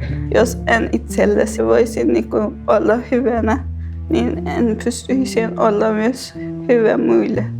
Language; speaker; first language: Finnish; non-native, fluent; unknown